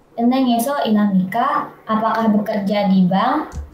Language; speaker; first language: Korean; non-native, learner; Indonesian